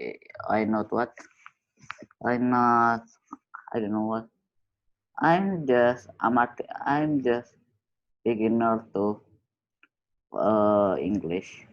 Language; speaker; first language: English; non-native, learner; Indonesian